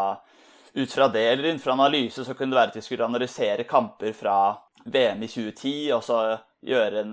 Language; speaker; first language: Norwegian; native; Norwegian